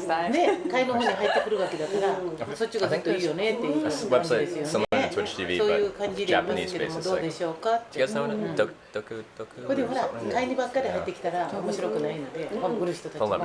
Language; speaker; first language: Japanese; native; Japanese